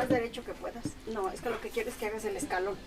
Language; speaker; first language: Spanish; native; Spanish